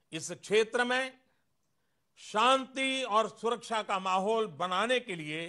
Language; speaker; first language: Hindi; non-native, local second language; Gujarati